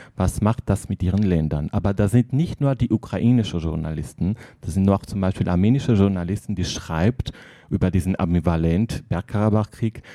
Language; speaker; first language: German; non-native, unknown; Armenian